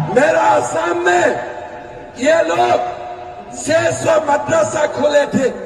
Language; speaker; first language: Hindi; non-native, local second language; Assamese